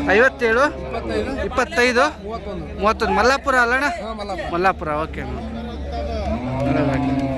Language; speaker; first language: Kannada; native; Kannada